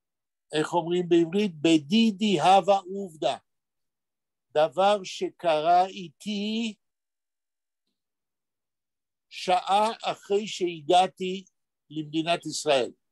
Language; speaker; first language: Hebrew; non-native, fluent; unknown